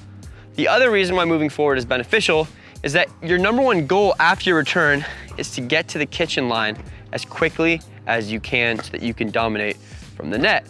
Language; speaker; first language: English; native; English